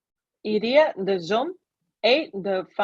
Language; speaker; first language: French; non-native, learner; Chinese